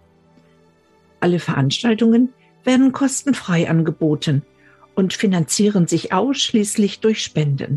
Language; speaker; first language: German; native; German